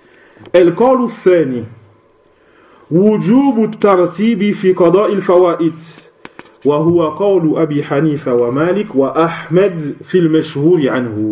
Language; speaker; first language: Arabic; non-native, fluent; French